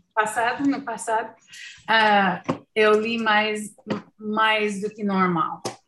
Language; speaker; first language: Portuguese; non-native, learner; English